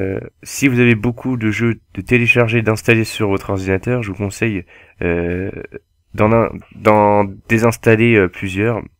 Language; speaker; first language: French; native; French